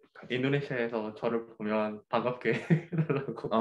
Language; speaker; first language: Korean; early bilingual, heritage; Korean